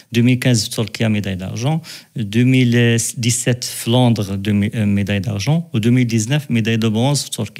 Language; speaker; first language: French; non-native, local second language; Arabic